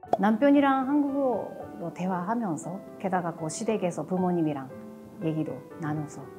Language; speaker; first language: Korean; non-native, fluent; Japanese